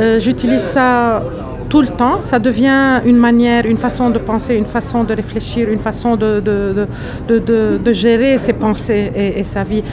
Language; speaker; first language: French; non-native, local second language; Arabic